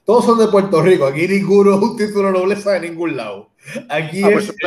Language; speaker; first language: Spanish; native; Spanish